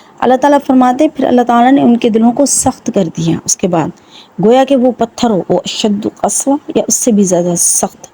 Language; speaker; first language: Urdu; non-native, local second language; Sindhi